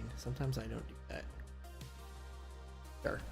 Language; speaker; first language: English; native; English